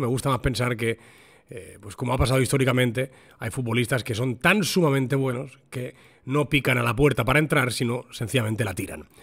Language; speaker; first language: Spanish; native; Spanish